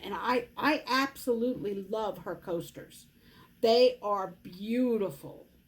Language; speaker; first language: English; native; English